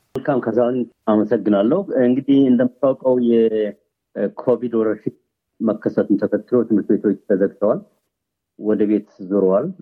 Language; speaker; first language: Amharic; native; Amharic